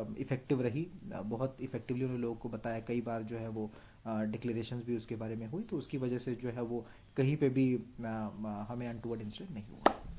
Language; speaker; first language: Hindi; non-native, local second language; Marathi